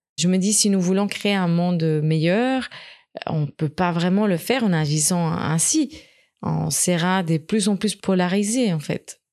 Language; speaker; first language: French; non-native, fluent; Spanish